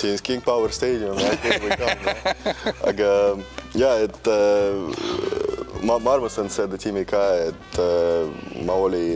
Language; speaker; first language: Estonian; non-native, local second language; Russian